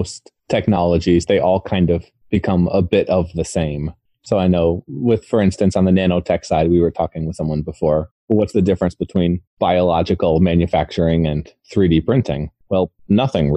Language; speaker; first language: English; native; English